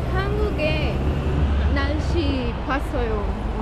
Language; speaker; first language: Korean; non-native, learner; Spanish